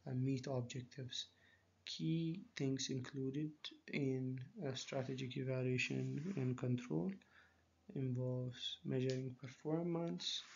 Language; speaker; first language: English; non-native, local second language; Amharic